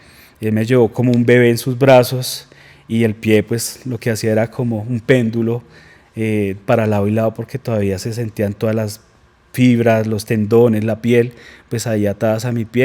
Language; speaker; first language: Spanish; native; Spanish